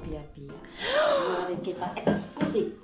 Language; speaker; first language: Indonesian; native; Indonesian